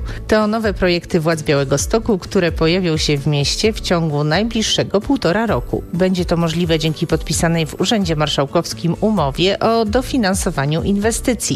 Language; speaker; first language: Polish; native; Polish